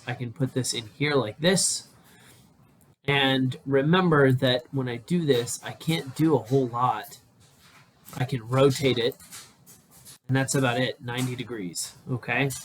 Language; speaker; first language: English; native; English